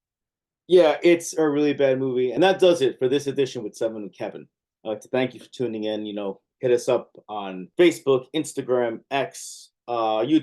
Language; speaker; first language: English; native; English